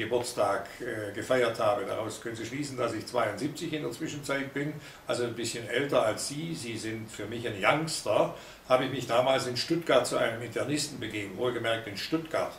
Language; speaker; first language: German; native; German